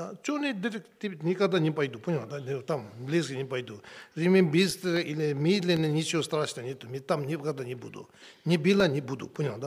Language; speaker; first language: Russian; non-native, learner; Tibetan